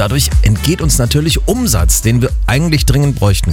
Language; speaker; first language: German; native; German